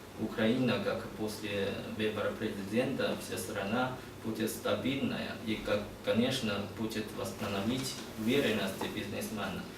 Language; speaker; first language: Russian; non-native, learner; Chinese